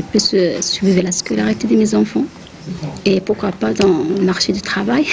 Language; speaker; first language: French; non-native, learner; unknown